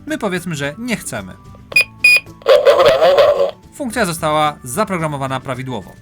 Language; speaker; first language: Polish; native; Polish